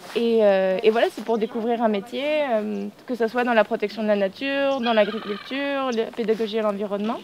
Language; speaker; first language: French; native; French